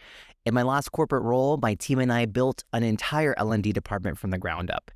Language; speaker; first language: English; native; English